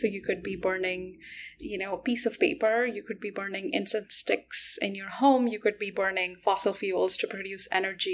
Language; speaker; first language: English; non-native, local second language; Hindi